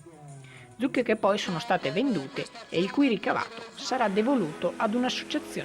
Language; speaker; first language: Italian; native; Italian